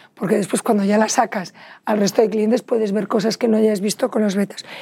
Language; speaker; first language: Spanish; native; Spanish